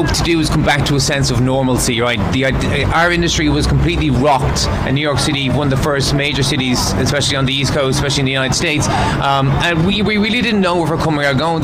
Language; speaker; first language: English; native; English